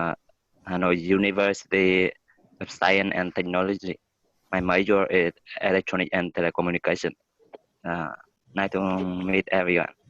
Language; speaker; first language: English; non-native, learner; Vietnamese